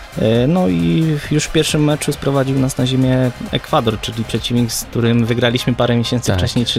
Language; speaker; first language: Polish; native; Polish